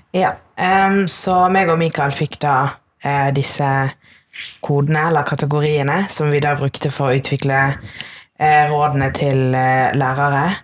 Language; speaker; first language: Norwegian; early bilingual, other home language; Tamil